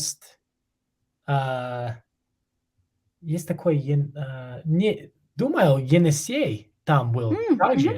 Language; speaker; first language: Russian; non-native, learner; English